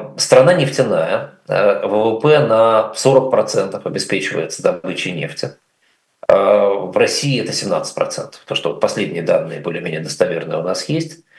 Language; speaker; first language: Russian; native; Russian